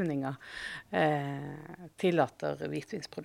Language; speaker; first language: Norwegian; native; Norwegian